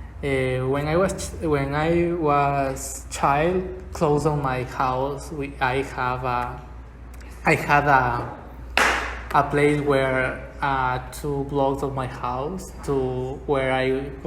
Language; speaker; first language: English; non-native, learner; Spanish